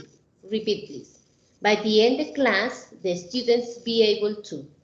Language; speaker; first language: English; non-native, fluent; Spanish